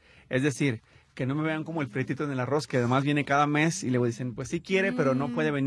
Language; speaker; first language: Spanish; native; Spanish